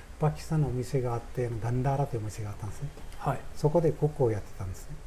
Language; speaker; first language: Japanese; non-native, fluent; Urdu